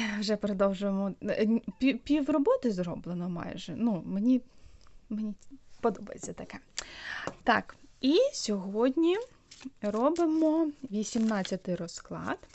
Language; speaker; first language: Ukrainian; non-native, local second language; Russian